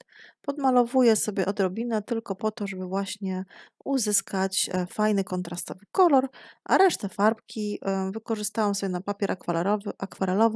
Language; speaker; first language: Polish; native; Polish